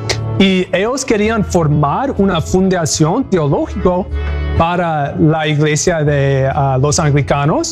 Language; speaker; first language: Spanish; non-native, learner; English